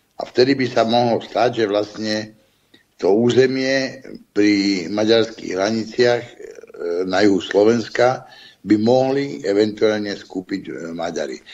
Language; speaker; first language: Slovak; native; Slovak